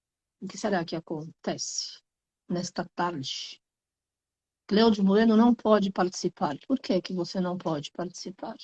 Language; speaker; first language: Portuguese; native; Portuguese